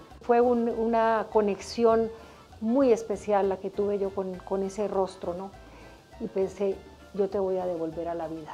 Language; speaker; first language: Spanish; native; Spanish